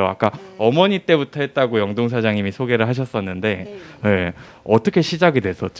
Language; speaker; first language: Korean; native; Korean